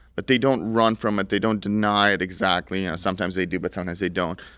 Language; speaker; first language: English; early bilingual, other home language; Russian